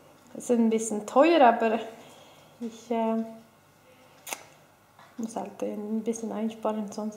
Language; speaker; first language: German; non-native, fluent; Swedish